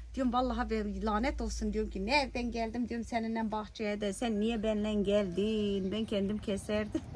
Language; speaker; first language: Turkish; early bilingual, heritage; Turkish